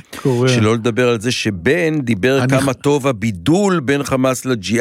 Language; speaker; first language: Hebrew; native; Hebrew